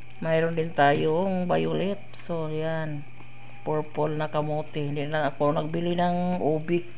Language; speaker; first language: Filipino; non-native, local second language; Cebuano